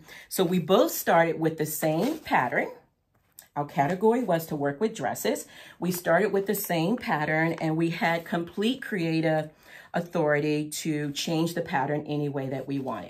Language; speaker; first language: English; native; English